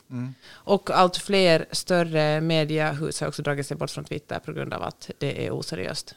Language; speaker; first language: Swedish; native; Swedish